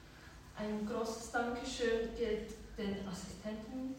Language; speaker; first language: German; early bilingual, other home language; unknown